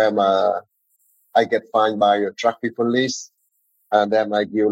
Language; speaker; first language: English; non-native, learner; Khmer